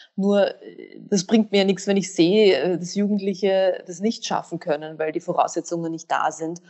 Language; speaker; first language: German; early bilingual, other home language; Bosnian